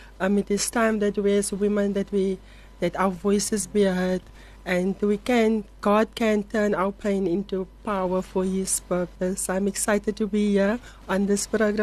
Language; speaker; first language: English; non-native, local second language; Afrikaans